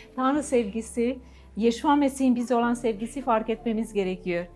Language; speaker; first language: Turkish; non-native, fluent; Romanian